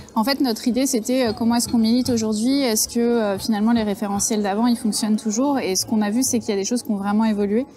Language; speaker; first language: French; native; French